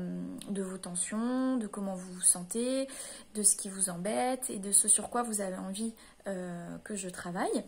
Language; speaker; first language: French; native; French